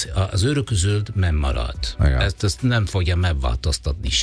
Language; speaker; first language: Hungarian; non-native, fluent; Italian